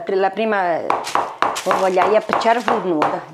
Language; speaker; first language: Italian; native; Italian